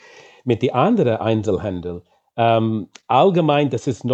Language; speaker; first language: German; non-native, fluent; English